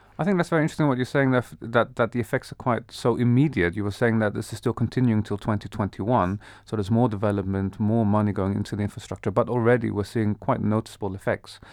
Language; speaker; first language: English; non-native, fluent; Dutch